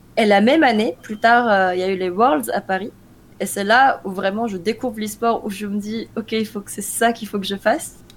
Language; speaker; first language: French; early bilingual, other home language; Korean